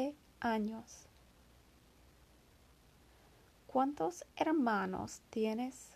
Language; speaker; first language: Spanish; non-native, learner; English